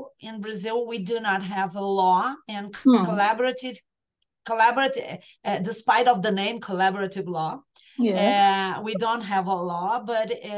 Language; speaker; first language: English; non-native, fluent; Portuguese